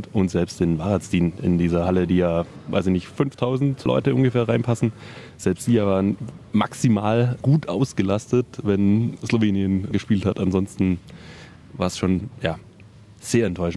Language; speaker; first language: German; native; German